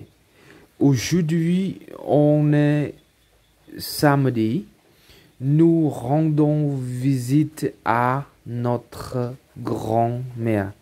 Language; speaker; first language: French; non-native, learner; Khmer